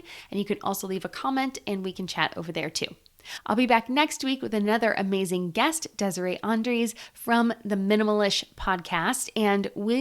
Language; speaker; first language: English; native; English